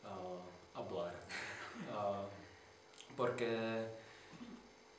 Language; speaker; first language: Spanish; non-native, learner; Czech